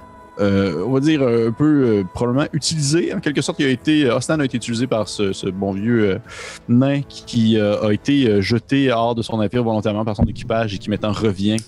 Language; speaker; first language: French; native; French